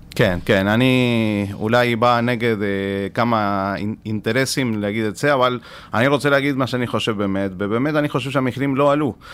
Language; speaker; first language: Hebrew; non-native, fluent; Spanish